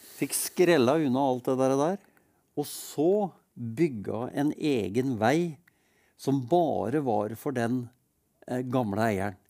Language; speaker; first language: Norwegian; native; Norwegian